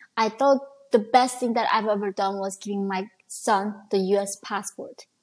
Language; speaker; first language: English; non-native, fluent; Korean